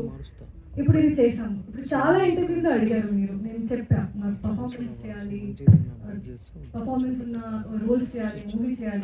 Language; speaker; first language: Telugu; non-native, learner; Hindi